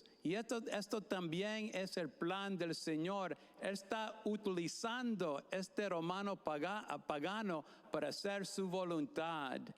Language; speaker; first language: Spanish; non-native, fluent; English